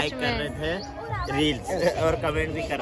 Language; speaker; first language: Hindi; native; Hindi